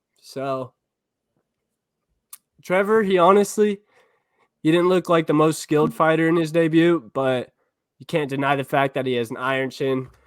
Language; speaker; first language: English; native; English